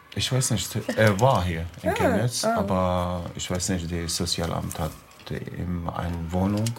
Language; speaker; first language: German; non-native, learner; Arabic